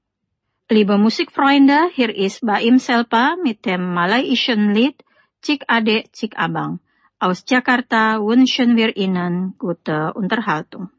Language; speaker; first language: German; non-native, fluent; Indonesian